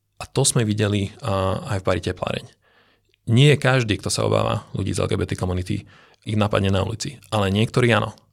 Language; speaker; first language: Slovak; non-native, local second language; Hungarian